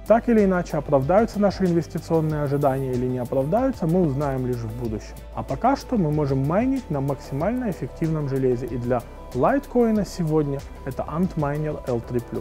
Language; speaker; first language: Russian; native; Russian